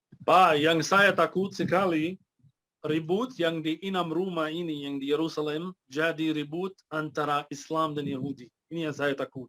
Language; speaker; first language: Indonesian; non-native, fluent; Arabic